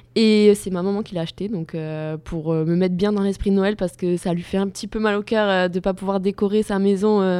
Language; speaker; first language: French; native; French